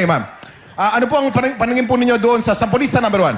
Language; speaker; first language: Filipino; native; Filipino